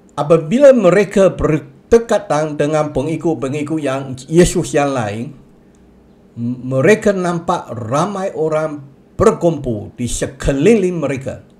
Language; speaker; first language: Malay; non-native, local second language; Chinese